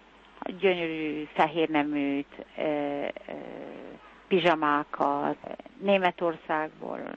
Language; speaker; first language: Hungarian; early bilingual, heritage; Hungarian